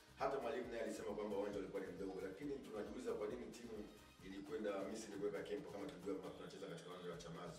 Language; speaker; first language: Swahili; native; Swahili